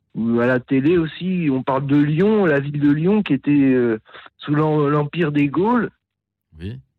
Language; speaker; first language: French; native; French